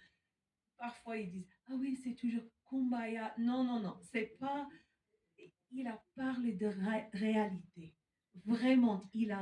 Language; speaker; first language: French; non-native, fluent; English